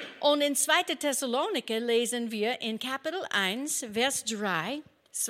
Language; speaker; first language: German; non-native, fluent; English